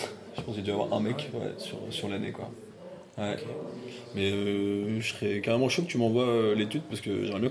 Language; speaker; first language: French; native; French